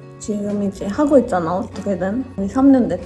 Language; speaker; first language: Korean; non-native, fluent; Nepali